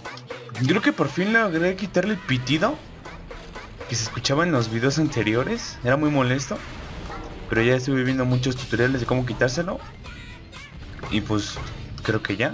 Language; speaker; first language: Spanish; native; Spanish